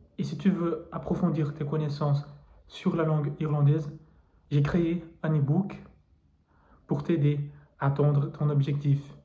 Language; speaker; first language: French; non-native, fluent; Portuguese